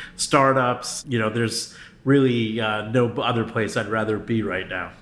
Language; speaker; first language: English; native; English